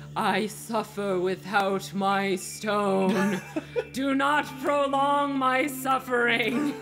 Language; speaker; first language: English; native; English